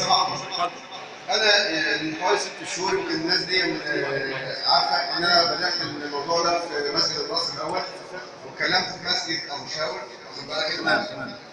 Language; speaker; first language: Arabic; native; Arabic